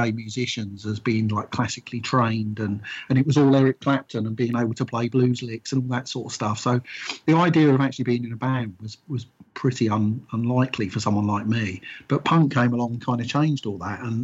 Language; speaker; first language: English; native; English